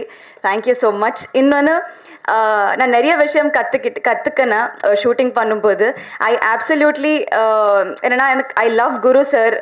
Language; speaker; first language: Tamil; non-native, learner; Telugu